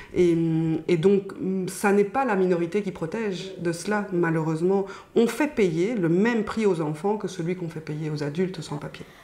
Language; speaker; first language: French; native; French